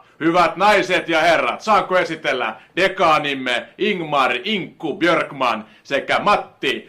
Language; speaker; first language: Finnish; native; Finnish